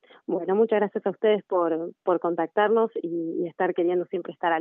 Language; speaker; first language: Spanish; native; Spanish